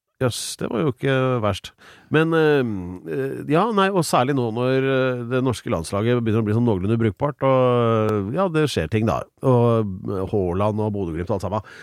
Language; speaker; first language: Norwegian; native; Norwegian